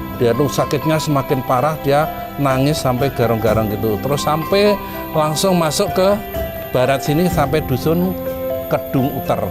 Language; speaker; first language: Indonesian; non-native, local second language; Javanese